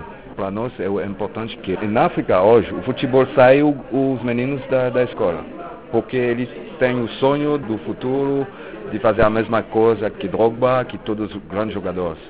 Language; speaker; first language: Portuguese; non-native, local second language; French